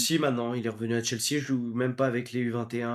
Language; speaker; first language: French; native; French